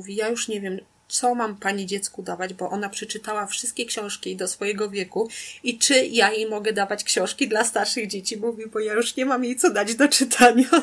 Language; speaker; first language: Polish; native; Polish